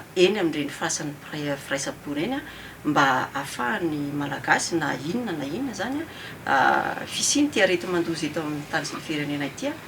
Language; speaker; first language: Malagasy; early bilingual, heritage; Malagasy